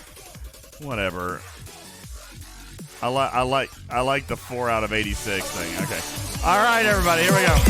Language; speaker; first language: English; native; English